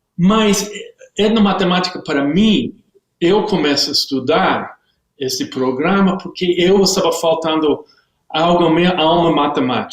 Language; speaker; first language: Portuguese; non-native, learner; English